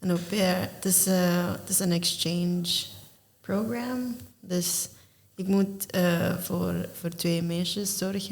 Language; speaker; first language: Dutch; non-native, learner; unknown